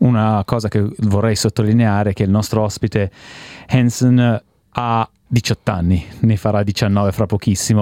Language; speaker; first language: Italian; native; Italian